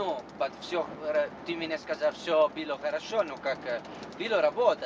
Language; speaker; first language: Russian; non-native, learner; Italian